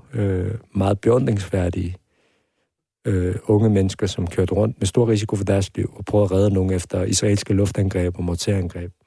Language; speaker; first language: Danish; early bilingual, other home language; Persian